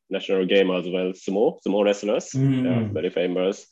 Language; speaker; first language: English; non-native, fluent; Japanese